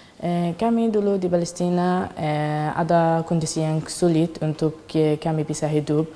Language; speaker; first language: Indonesian; non-native, learner; Arabic